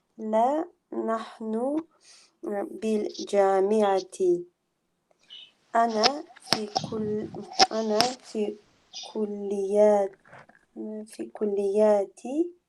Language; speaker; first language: Arabic; non-native, learner; English